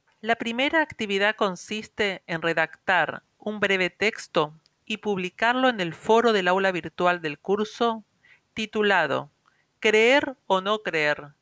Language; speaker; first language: Spanish; native; Spanish